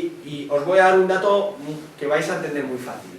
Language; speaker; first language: Spanish; native; Spanish